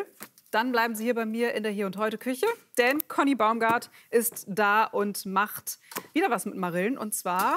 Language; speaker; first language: German; native; German